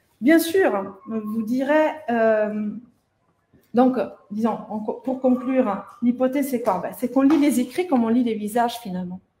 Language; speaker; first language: French; non-native, fluent; Italian